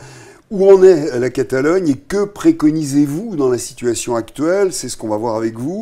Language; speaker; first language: French; native; French